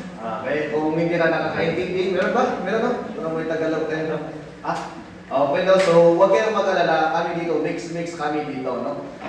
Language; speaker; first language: Filipino; non-native, local second language; Iloko